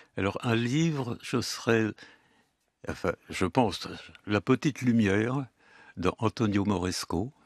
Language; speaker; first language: French; early bilingual, other home language; Yiddish